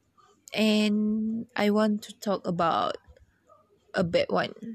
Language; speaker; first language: English; non-native, learner; Malay